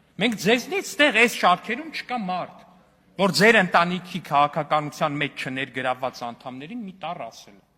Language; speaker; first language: Armenian; native; Armenian